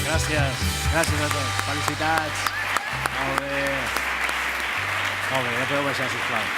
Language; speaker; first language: Catalan; native; Catalan